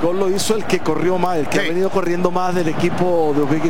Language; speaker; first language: Spanish; native; Spanish